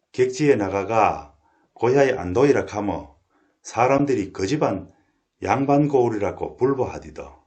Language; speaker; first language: Korean; native; Korean